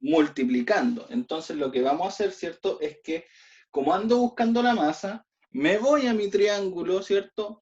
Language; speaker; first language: Spanish; native; Spanish